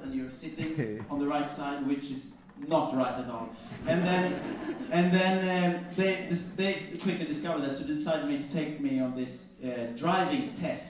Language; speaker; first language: English; non-native, fluent; Mandingo